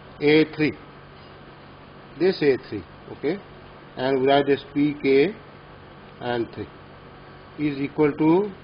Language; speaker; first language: English; non-native, local second language; Urdu